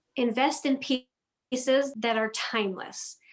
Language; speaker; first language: English; non-native, fluent; Danish